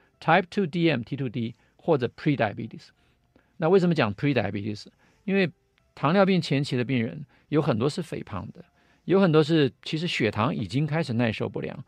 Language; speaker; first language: Chinese; native; Chinese